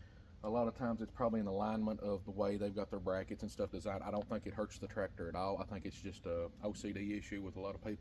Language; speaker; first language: English; native; English